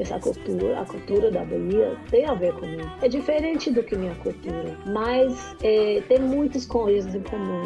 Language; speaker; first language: Portuguese; non-native, fluent; English